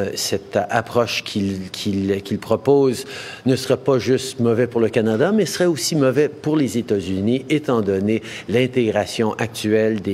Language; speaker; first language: French; native; French